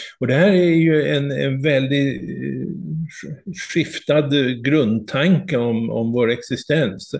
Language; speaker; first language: Swedish; native; Swedish